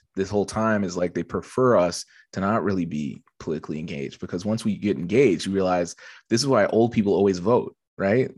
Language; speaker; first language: English; native; English